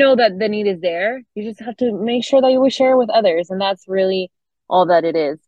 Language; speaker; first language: English; non-native, fluent; Spanish